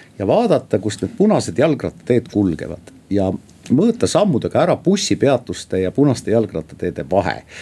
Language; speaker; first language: Estonian; native; Estonian